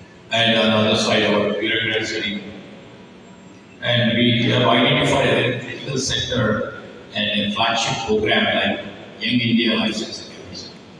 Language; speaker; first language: English; non-native, local second language; Telugu